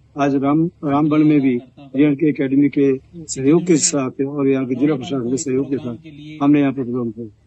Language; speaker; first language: Hindi; native; Hindi